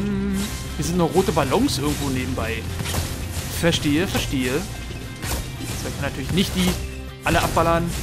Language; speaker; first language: German; native; German